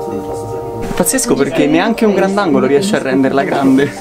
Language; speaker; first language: Italian; native; Italian